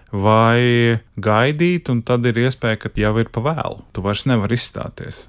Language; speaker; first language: Latvian; native; Latvian